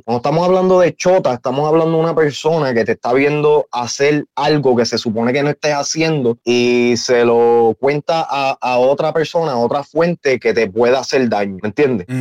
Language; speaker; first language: Spanish; native; Spanish